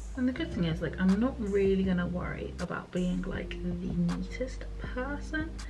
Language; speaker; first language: English; native; English